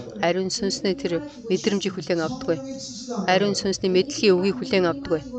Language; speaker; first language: Mongolian; non-native, fluent; Korean